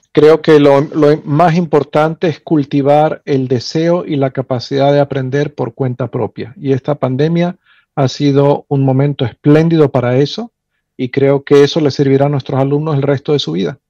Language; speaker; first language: Spanish; native; Spanish